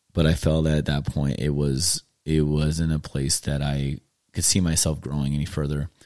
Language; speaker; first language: English; native; English